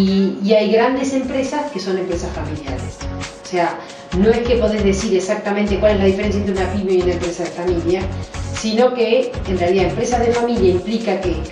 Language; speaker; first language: Spanish; native; Spanish